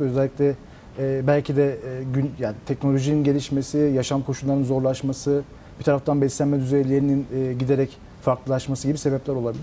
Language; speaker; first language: Turkish; native; Turkish